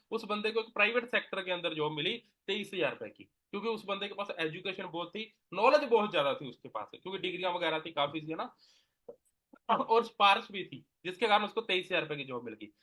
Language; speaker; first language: Hindi; non-native, local second language; Punjabi